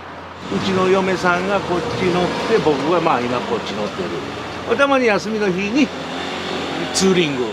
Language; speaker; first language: Japanese; native; Japanese